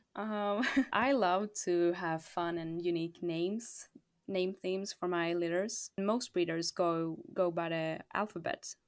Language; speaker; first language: English; non-native, fluent; Swedish